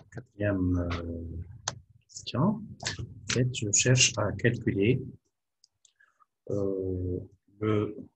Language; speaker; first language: French; non-native, local second language; Arabic